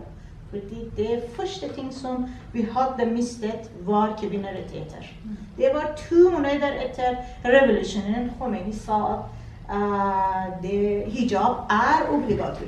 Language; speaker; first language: Norwegian; non-native, fluent; Persian